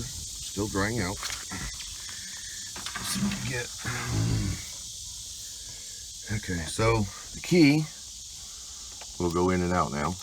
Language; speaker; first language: English; native; English